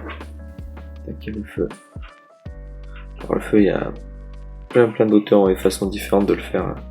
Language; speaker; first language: French; native; French